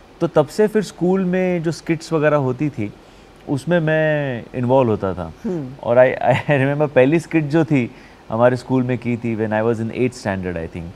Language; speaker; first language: Hindi; non-native, local second language; Marathi